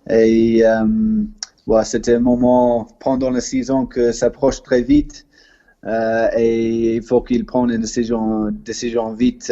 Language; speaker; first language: French; non-native, fluent; English